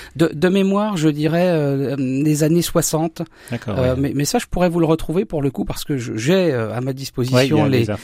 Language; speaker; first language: French; native; French